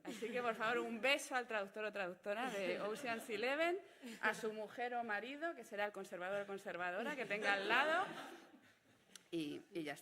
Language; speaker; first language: Spanish; native; Spanish